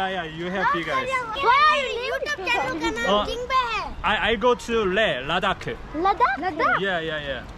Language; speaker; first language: English; non-native, learner; Korean